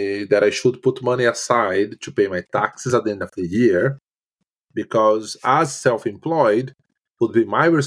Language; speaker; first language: English; non-native, fluent; Portuguese